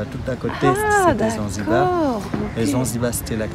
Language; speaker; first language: French; non-native, fluent; Swahili